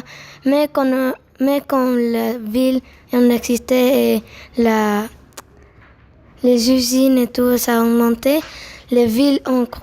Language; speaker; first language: French; non-native, learner; Spanish